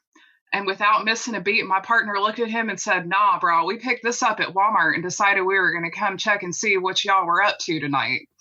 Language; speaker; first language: English; native; English